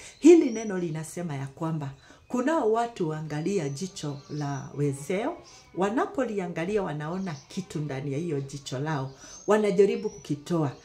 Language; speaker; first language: Swahili; non-native, local second language; Kikuyu